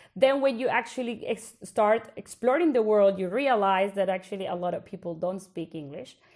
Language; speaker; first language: English; non-native, fluent; Spanish